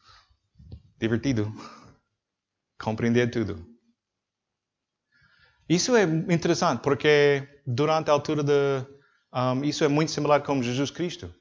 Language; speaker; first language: Portuguese; non-native, learner; English